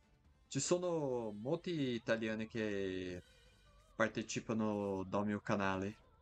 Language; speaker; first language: Italian; non-native, learner; Portuguese